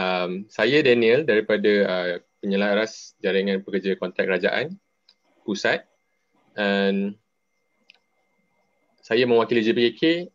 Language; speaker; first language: Malay; native; Malay